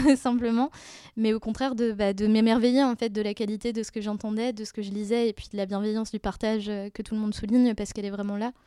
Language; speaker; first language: French; native; French